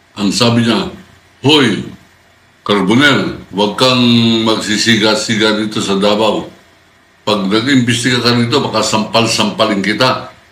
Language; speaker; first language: Filipino; native; Filipino